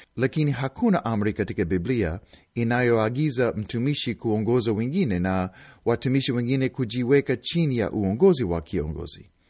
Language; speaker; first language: Swahili; non-native, fluent; English